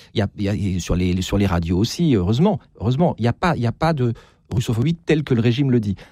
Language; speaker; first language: French; native; French